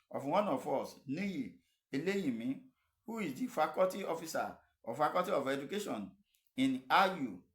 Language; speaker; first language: English; non-native, local second language; Yoruba